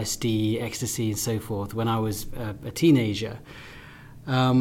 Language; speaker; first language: English; native; English